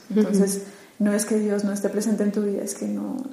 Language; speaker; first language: Spanish; native; Spanish